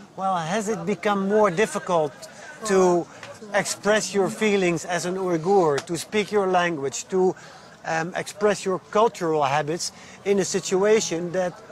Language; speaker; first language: English; non-native, fluent; Dutch